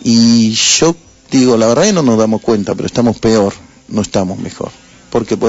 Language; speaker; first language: Spanish; native; Spanish